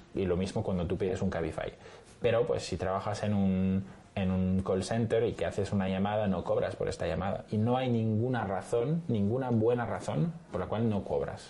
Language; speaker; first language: Spanish; non-native, fluent; French